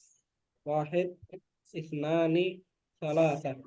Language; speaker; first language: Arabic; non-native, fluent; Indonesian